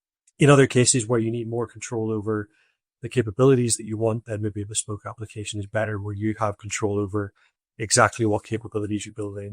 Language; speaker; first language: English; native; English